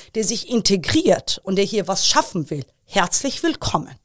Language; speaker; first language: German; early bilingual, other home language; Persian